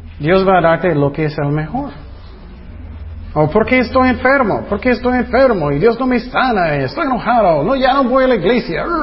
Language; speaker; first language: Spanish; non-native, fluent; English